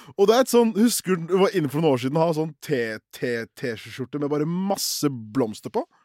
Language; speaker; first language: Norwegian; early bilingual, other home language; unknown